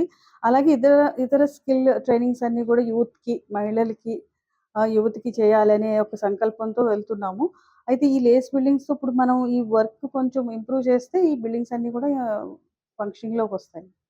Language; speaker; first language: Telugu; native; Telugu